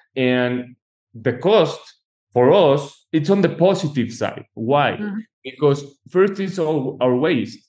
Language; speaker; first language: English; non-native, fluent; Spanish